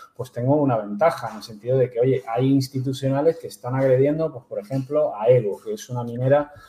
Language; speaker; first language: Spanish; native; Spanish